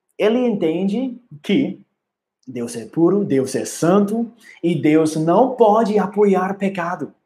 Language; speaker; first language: Portuguese; non-native, learner; English